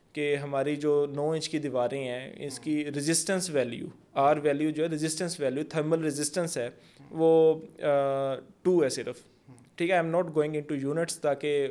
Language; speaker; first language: Urdu; non-native, local second language; Punjabi